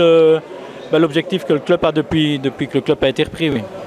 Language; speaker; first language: French; native; French